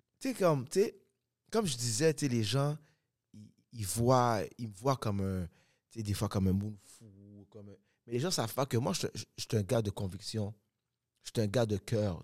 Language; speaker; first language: French; native; French